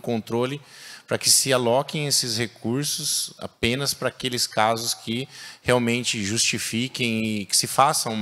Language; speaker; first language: Portuguese; native; Portuguese